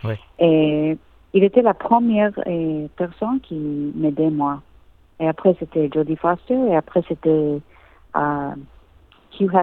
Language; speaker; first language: French; non-native, learner; English